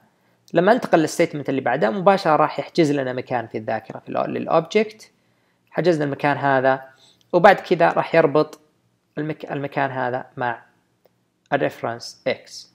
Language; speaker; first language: Arabic; native; Arabic